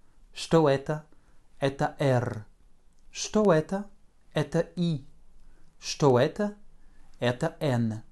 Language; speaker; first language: Russian; non-native, fluent; French